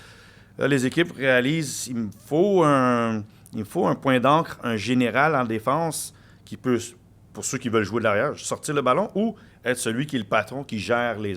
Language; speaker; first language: French; native; French